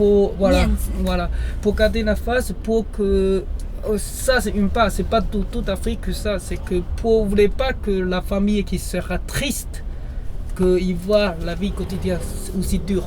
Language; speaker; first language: French; non-native, learner; Chinese